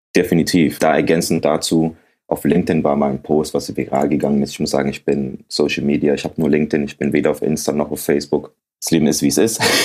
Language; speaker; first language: German; early bilingual, other home language; Akan